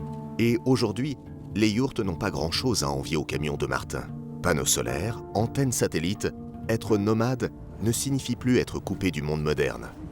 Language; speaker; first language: French; native; French